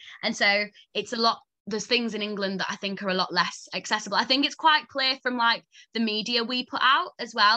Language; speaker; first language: English; native; English